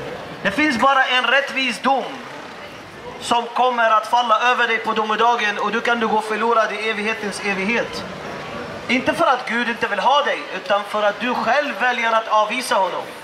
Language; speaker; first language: Swedish; non-native, fluent; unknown